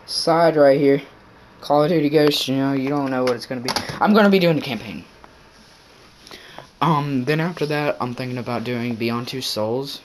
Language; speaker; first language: English; native; English